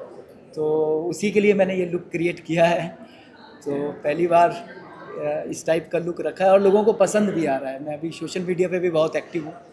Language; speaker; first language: Hindi; native; Hindi